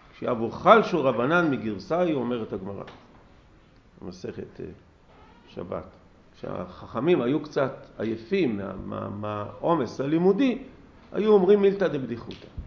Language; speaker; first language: Hebrew; native; Hebrew